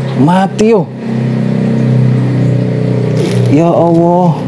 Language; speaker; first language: Indonesian; native; Indonesian